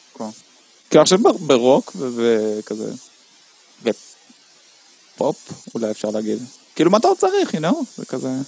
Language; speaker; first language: Hebrew; native; Hebrew